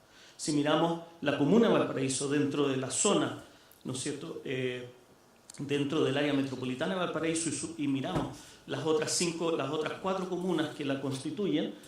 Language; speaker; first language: Spanish; native; Spanish